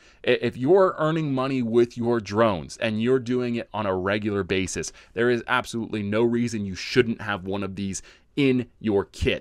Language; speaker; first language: English; native; English